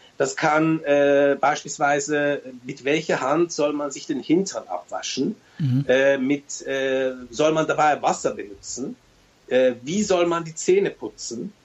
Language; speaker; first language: German; early bilingual, other home language; Turkish